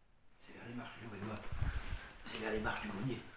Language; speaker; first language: French; native; French